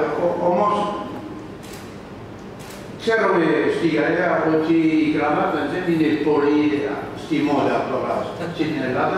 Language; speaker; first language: Greek; non-native, learner; French